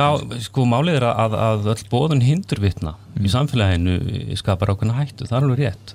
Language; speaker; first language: Icelandic; native; Icelandic